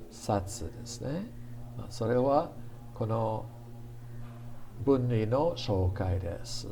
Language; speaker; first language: Japanese; non-native, fluent; English